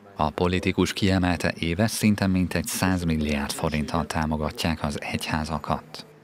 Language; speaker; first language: Hungarian; native; Hungarian